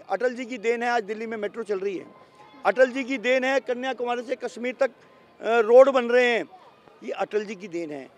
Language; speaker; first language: Hindi; native; Hindi